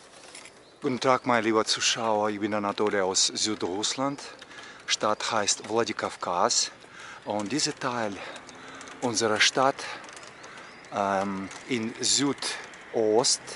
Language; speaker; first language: German; non-native, learner; Russian